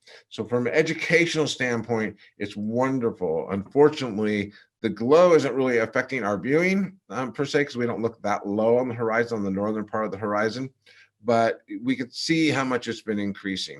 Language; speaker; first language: English; native; English